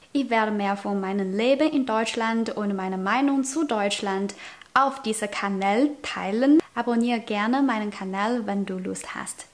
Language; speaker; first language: German; non-native, fluent; Chinese